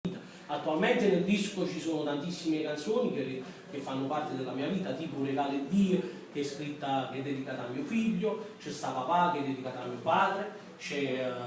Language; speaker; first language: Italian; native; Italian